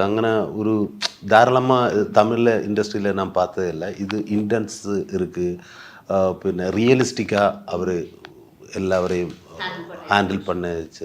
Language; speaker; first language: Tamil; non-native, learner; Malayalam